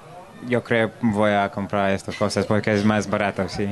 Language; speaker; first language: Spanish; non-native, learner; English